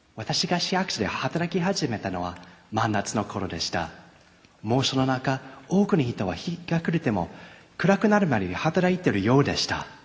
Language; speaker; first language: Japanese; non-native, fluent; English